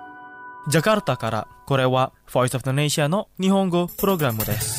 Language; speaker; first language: Japanese; non-native, fluent; Indonesian